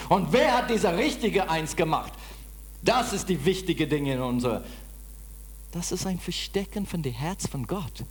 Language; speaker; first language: German; non-native, fluent; English